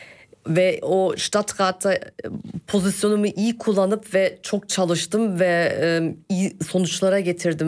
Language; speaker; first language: Turkish; early bilingual, heritage; Turkish